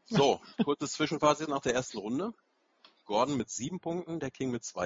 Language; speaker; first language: German; native; German